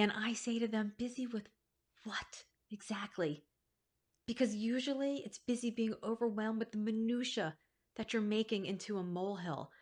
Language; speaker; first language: English; native; English